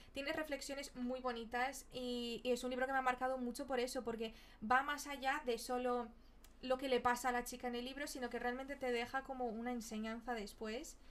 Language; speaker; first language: Spanish; early bilingual, other home language; Portuguese